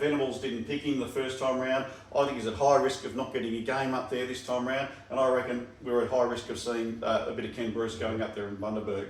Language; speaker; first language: English; native; English